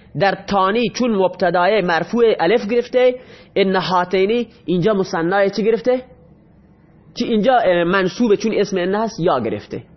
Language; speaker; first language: Persian; non-native, local second language; Baluchi